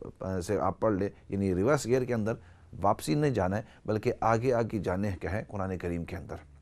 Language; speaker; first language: Urdu; native; Urdu